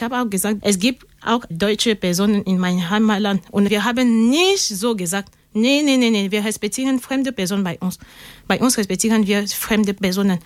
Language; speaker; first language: German; non-native, learner; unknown